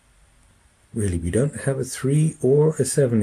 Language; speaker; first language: English; native; English